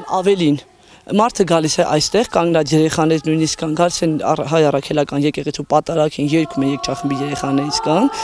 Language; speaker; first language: Armenian; native; Armenian